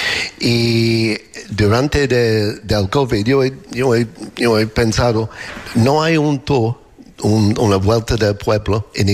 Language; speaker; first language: Spanish; non-native, learner; English